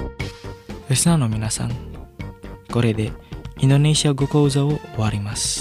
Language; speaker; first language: Japanese; non-native, fluent; Indonesian